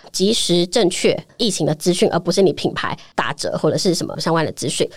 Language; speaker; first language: Chinese; native; Chinese